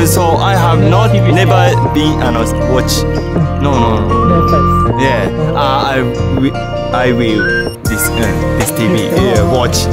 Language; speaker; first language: English; non-native, learner; Japanese